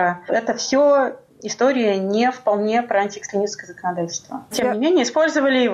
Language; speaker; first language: Russian; native; Russian